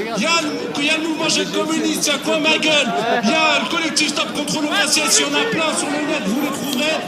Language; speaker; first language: French; native; French